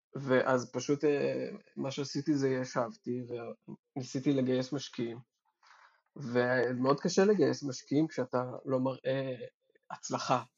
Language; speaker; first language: Hebrew; native; Hebrew